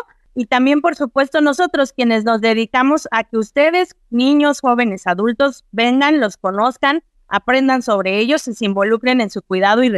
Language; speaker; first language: Spanish; native; Spanish